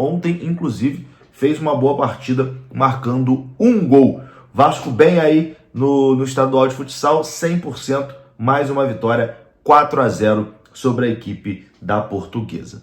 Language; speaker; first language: Portuguese; native; Portuguese